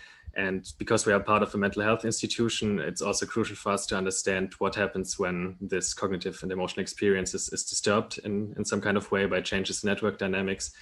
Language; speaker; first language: English; non-native, fluent; German